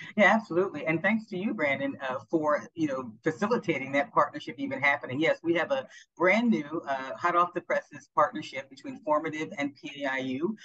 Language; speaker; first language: English; native; English